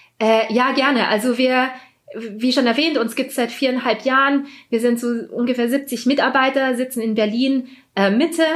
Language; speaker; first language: German; early bilingual, other home language; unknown